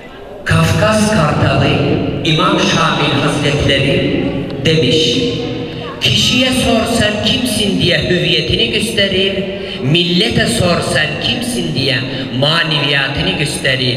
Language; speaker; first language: Turkish; non-native, fluent; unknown